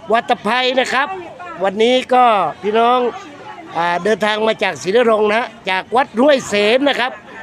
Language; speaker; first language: Thai; native; Thai